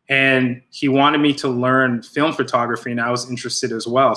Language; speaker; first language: English; native; English